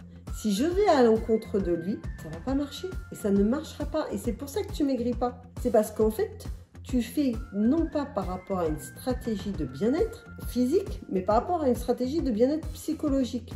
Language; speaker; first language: French; native; French